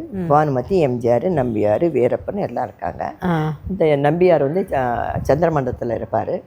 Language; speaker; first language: Tamil; non-native, local second language; Telugu